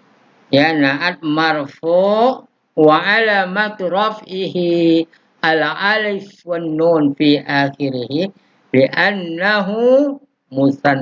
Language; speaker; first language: Arabic; non-native, fluent; Indonesian